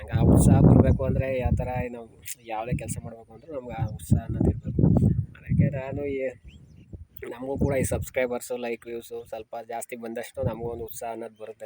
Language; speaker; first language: Kannada; native; Kannada